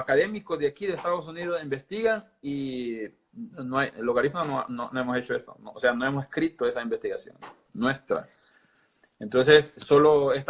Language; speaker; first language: Spanish; non-native, local second language; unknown